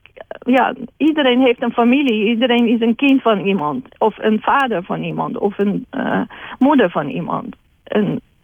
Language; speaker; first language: Dutch; non-native, fluent; Persian